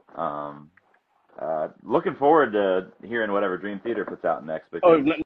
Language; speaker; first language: English; native; English